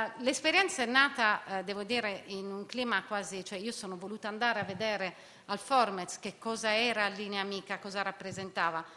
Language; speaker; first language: Italian; native; Italian